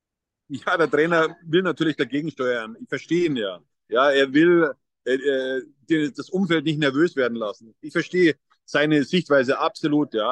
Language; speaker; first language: German; native; German